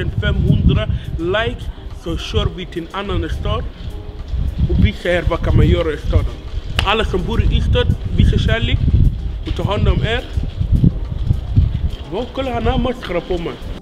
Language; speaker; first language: Swedish; non-native, fluent; Arabic